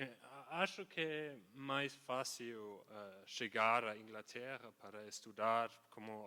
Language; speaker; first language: Portuguese; non-native, fluent; German